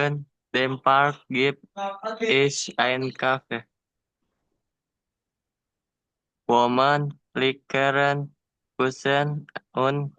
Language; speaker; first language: German; non-native, learner; Indonesian